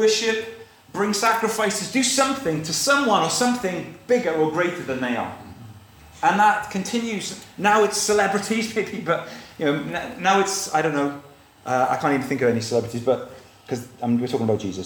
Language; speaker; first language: English; native; English